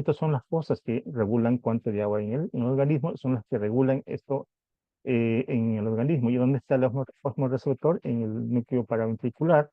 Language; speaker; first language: Spanish; native; Spanish